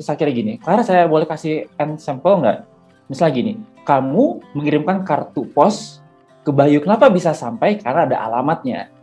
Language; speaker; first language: Indonesian; native; Indonesian